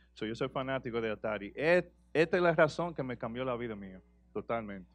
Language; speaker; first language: Spanish; early bilingual, heritage; Spanish